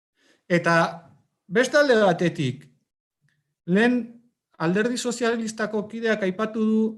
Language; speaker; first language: Basque; native; Basque